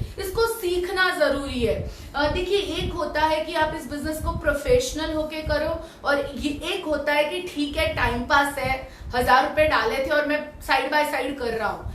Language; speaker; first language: Hindi; non-native, local second language; Gujarati